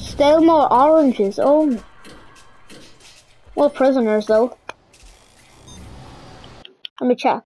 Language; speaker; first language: English; native; English